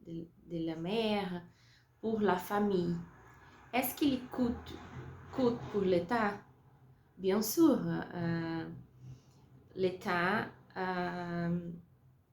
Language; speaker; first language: French; non-native, learner; Portuguese